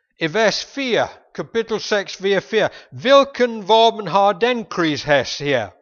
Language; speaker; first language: Danish; non-native, fluent; English